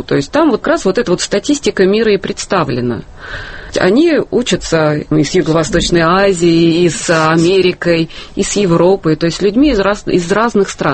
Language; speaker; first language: Russian; native; Russian